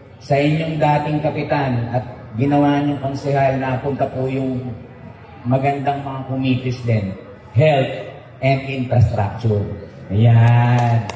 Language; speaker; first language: Filipino; native; Filipino